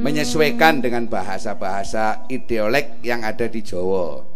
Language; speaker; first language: Indonesian; non-native, local second language; Javanese